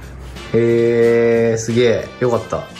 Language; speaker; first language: Japanese; native; Japanese